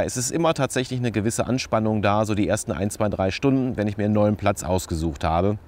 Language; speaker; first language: German; native; German